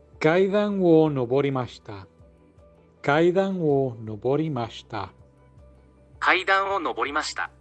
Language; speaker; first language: Japanese; non-native, learner; English